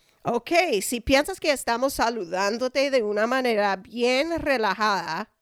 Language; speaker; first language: Spanish; non-native, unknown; English